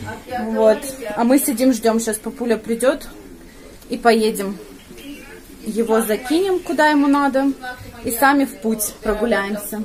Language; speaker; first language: Russian; native; Russian